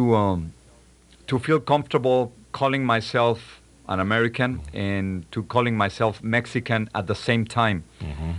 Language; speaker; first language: English; non-native, fluent; Spanish